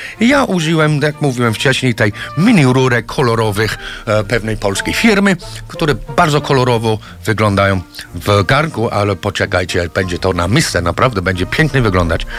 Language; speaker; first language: Polish; non-native, fluent; English